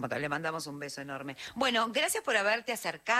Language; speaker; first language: Spanish; native; Spanish